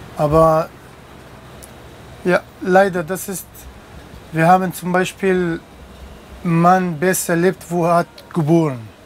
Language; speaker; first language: German; non-native, learner; Arabic